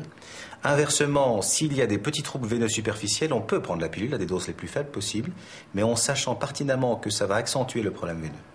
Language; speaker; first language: French; native; French